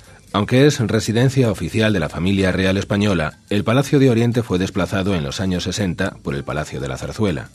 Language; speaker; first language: Spanish; native; Spanish